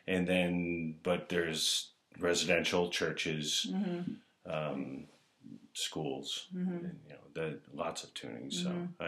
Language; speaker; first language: English; native; English